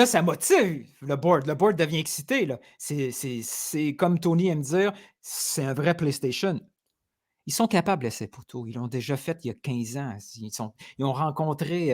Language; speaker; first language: French; native; French